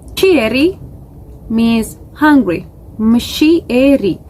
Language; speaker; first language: English; non-native, fluent; Georgian